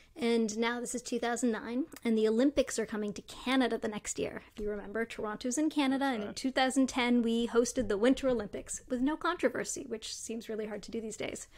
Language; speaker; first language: English; native; English